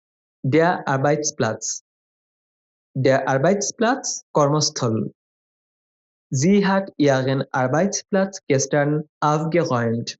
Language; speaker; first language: German; non-native, fluent; Bangla